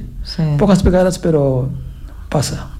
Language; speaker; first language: Catalan; non-native, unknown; Fula